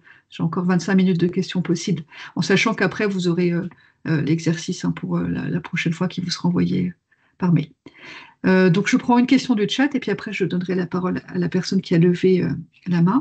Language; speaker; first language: French; native; French